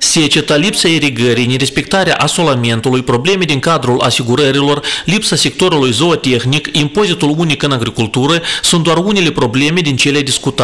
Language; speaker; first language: Romanian; native; Romanian